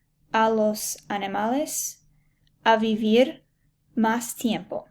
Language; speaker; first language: Spanish; non-native, learner; English